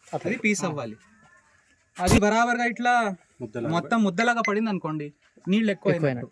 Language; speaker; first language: Telugu; non-native, local second language; Marathi